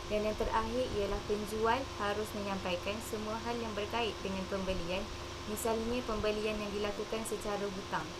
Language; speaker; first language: Malay; native; Malay